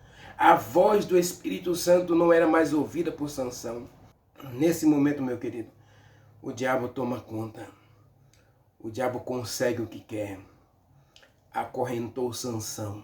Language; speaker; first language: Portuguese; native; Portuguese